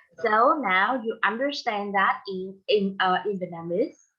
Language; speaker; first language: English; non-native, fluent; Vietnamese